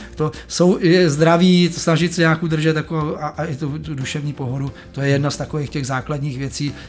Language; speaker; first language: Czech; native; Czech